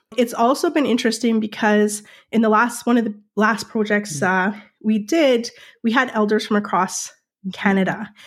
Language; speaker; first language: English; native; English